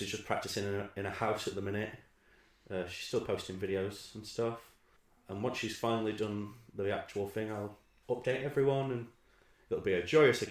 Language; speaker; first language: English; native; English